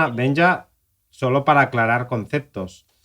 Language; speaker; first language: Spanish; native; Spanish